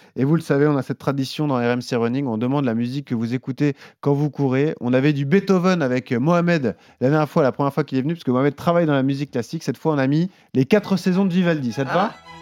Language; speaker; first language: French; non-native, fluent; English